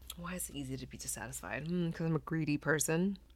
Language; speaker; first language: English; non-native, fluent; Chinese